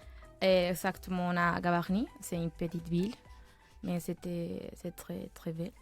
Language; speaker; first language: French; non-native, fluent; Spanish